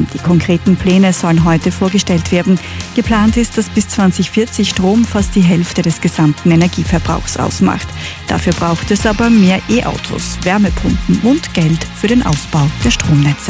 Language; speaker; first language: German; native; German